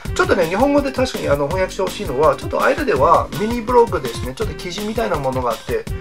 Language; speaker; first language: Japanese; non-native, fluent; English